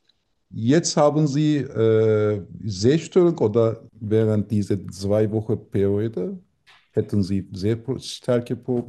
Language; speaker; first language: German; non-native, learner; Turkish